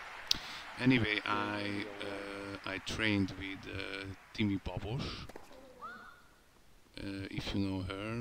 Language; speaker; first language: English; non-native, learner; Hungarian